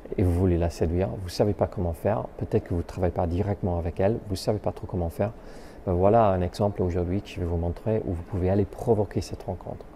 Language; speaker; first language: French; native; French